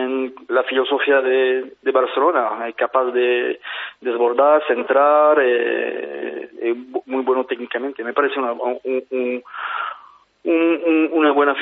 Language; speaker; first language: Spanish; non-native, fluent; French